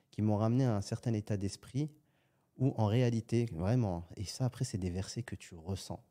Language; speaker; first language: French; native; French